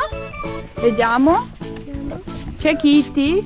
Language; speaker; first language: Italian; non-native, learner; Russian